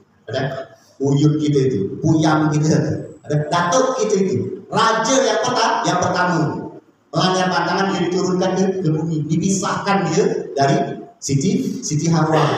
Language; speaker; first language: Indonesian; native; Indonesian